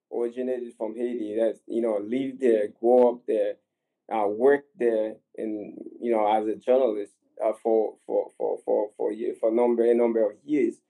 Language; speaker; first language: English; non-native, fluent; Haitian Creole